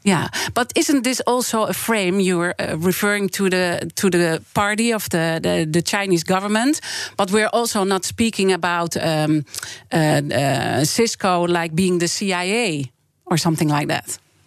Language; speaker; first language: English; non-native, fluent; Dutch